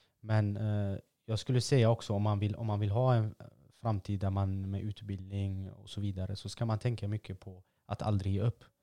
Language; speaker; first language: Swedish; early bilingual, other home language; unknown